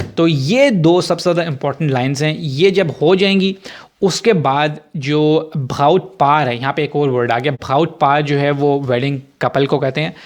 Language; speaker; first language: Urdu; native; Urdu